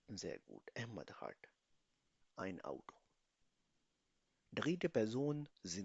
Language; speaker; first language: German; non-native, fluent; Urdu